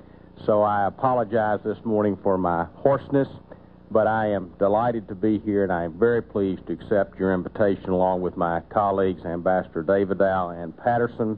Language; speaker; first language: English; native; English